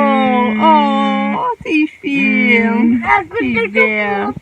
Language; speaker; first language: French; native; French